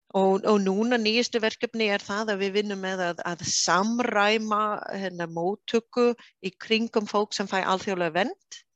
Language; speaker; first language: Icelandic; non-native, fluent; English